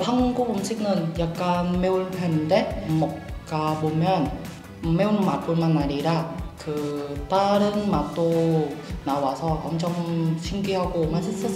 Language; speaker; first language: Korean; non-native, fluent; Thai